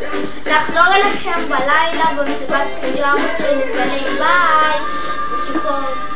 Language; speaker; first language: Hebrew; native; Hebrew